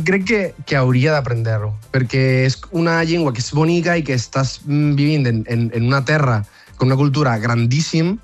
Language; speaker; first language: Catalan; non-native, learner; Spanish